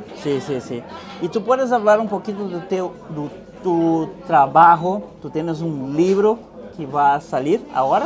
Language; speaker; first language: Spanish; non-native, fluent; Portuguese